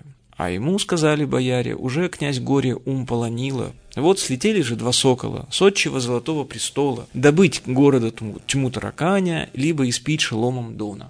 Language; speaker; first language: Russian; native; Russian